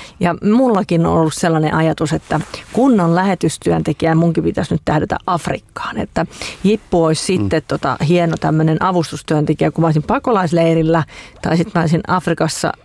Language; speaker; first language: Finnish; native; Finnish